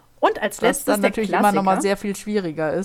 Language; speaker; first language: German; native; German